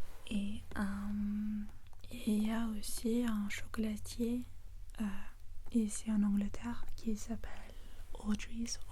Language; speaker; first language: French; non-native, fluent; English